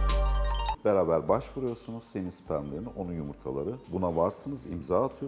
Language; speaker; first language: Turkish; native; Turkish